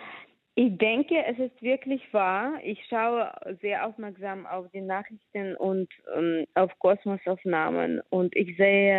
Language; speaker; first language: German; non-native, fluent; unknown